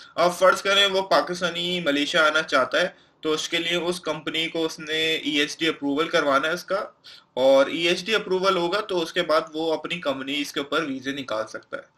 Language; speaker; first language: Hindi; non-native, local second language; Punjabi